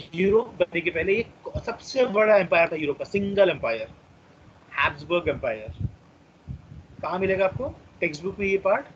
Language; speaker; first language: Hindi; non-native, local second language; Marathi